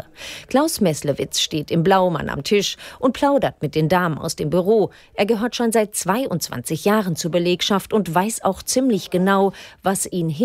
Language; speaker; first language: German; native; German